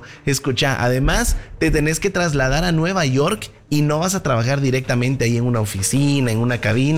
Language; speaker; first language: Spanish; native; Spanish